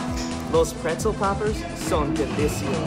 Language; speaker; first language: Spanish; non-native, learner; English